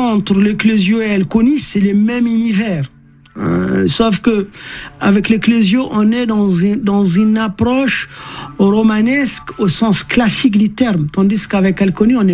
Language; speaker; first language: French; non-native, local second language; Tamasheq